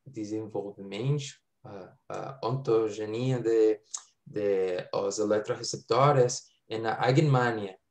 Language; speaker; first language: Portuguese; non-native, fluent; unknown